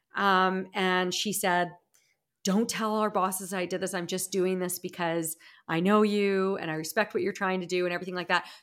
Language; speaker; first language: English; native; English